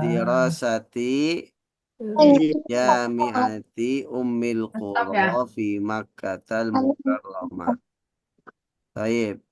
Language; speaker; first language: Arabic; non-native, fluent; Indonesian